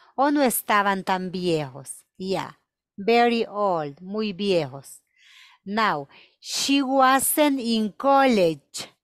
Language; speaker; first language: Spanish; native; Spanish